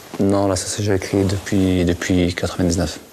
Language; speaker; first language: French; non-native, local second language; Arabic